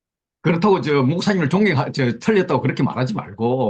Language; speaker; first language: Korean; native; Korean